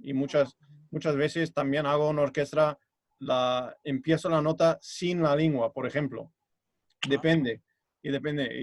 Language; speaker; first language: Spanish; non-native, fluent; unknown